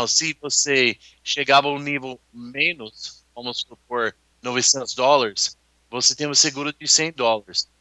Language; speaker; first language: Portuguese; non-native, learner; English